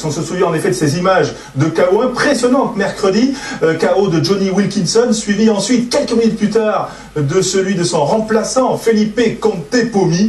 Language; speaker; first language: French; native; French